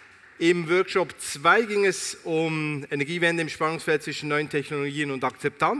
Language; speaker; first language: German; native; German